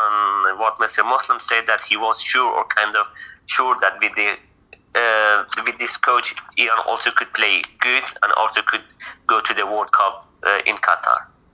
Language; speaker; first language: English; non-native, fluent; Persian